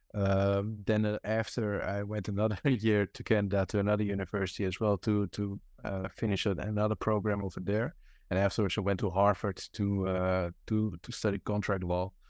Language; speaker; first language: English; non-native, fluent; Dutch